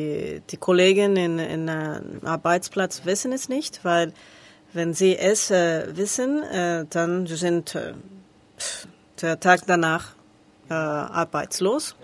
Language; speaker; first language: German; non-native, learner; Spanish